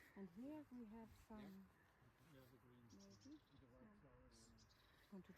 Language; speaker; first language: English; non-native, learner; Swedish